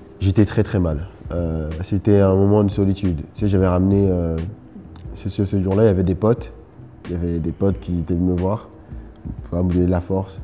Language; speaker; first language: French; early bilingual, other home language; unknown